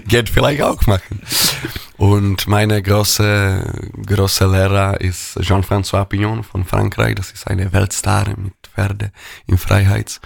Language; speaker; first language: German; non-native, learner; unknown